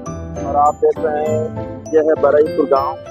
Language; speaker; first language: Hindi; native; Hindi